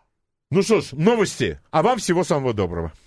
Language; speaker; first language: Russian; native; Russian